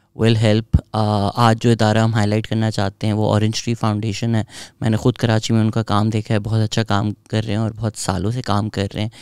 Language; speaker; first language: Urdu; native; Urdu